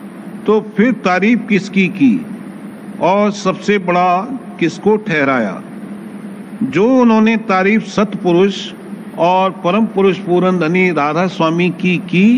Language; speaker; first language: Hindi; native; Hindi